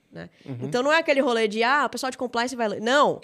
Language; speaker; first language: Portuguese; native; Portuguese